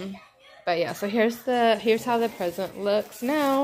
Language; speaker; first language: English; native; English